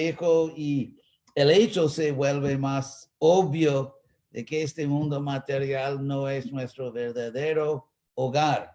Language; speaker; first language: Spanish; non-native, fluent; English